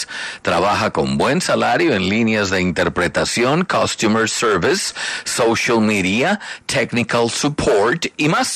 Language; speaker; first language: Spanish; native; Spanish